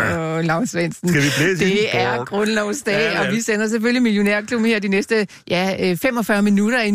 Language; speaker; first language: Danish; native; Danish